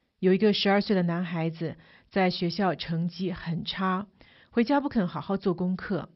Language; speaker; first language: Chinese; native; Chinese